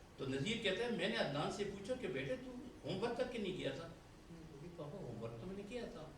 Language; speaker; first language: Urdu; non-native, local second language; Pashto